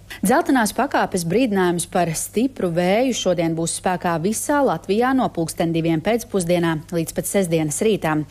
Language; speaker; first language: Latvian; native; Latvian